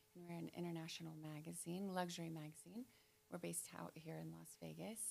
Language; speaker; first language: English; native; English